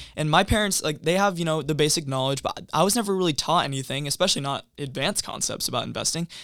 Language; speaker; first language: English; native; English